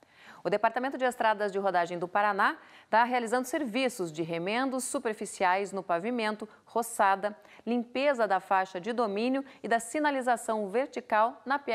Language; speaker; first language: Portuguese; native; Portuguese